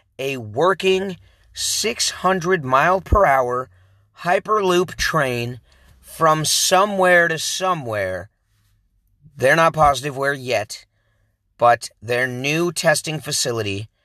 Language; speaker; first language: English; native; English